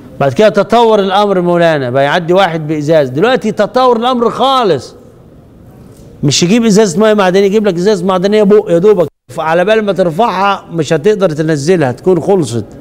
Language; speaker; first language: Arabic; native; Arabic